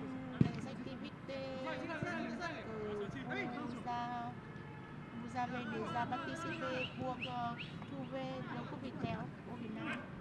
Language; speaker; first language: French; non-native, learner; Vietnamese